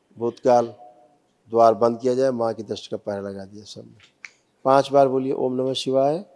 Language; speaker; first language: Hindi; native; Hindi